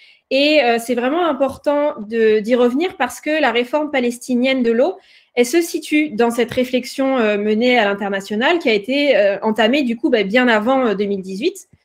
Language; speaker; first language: French; native; French